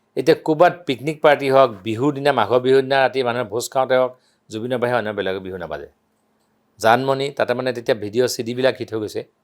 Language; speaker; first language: Assamese; native; Assamese